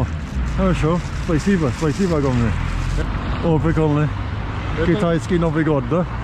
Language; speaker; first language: Russian; non-native, learner; English